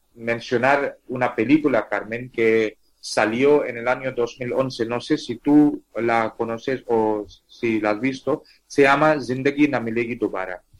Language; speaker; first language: Spanish; non-native, fluent; Tamil